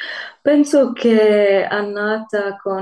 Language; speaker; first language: Italian; early bilingual, heritage; English